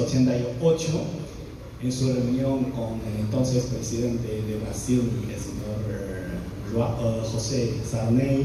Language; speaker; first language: Spanish; non-native, fluent; Chinese